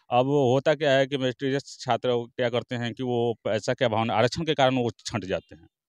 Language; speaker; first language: Hindi; native; Hindi